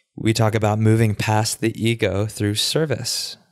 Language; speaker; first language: English; native; English